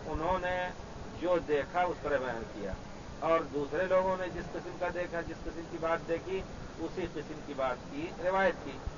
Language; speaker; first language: Urdu; native; Urdu